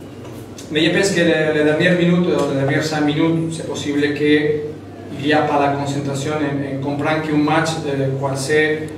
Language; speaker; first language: French; non-native, fluent; Spanish